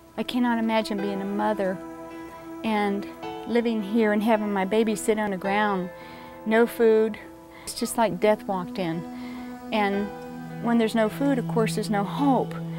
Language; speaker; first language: English; native; English